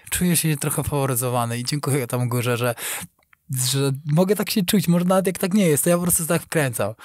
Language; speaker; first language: Polish; native; Polish